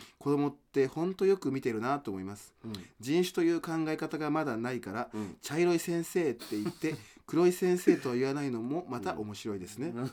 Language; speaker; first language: Japanese; early bilingual, other home language; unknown